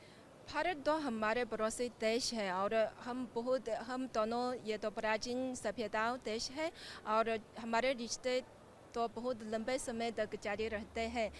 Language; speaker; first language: Hindi; non-native, fluent; Chinese